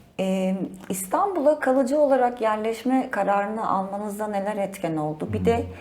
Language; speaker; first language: Turkish; native; Turkish